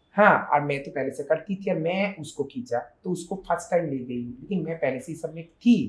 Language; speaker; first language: Hindi; non-native, local second language; Bangla